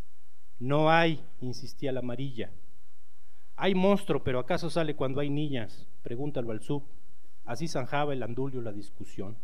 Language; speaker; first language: Spanish; native; Spanish